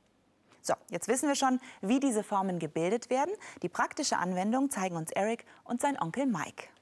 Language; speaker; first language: German; native; German